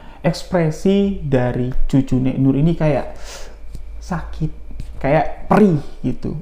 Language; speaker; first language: Indonesian; native; Indonesian